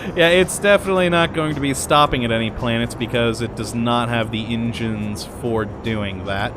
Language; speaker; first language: English; native; English